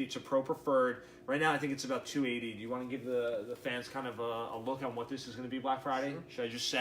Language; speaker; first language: English; native; English